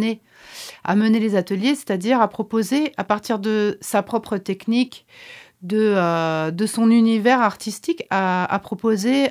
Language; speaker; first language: French; native; French